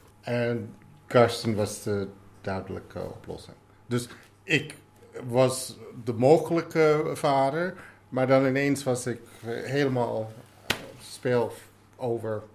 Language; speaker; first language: Dutch; non-native, fluent; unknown